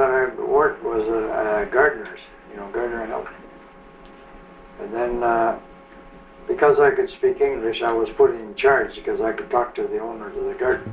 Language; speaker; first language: English; native; English